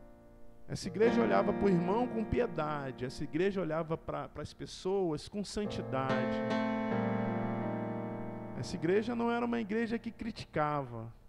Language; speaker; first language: Portuguese; native; Portuguese